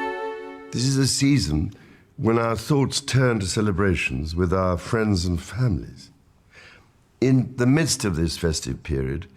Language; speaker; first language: English; native; English